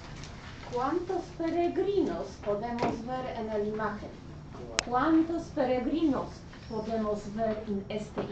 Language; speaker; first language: Spanish; non-native, learner; English